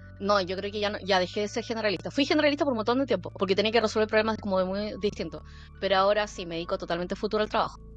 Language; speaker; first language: Spanish; early bilingual, other home language; Korean